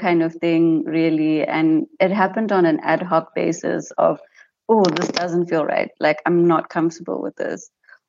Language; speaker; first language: English; native; English